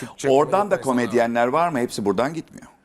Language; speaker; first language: Turkish; native; Turkish